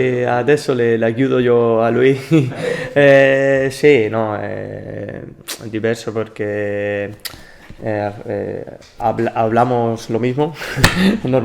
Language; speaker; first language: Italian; non-native, learner; Spanish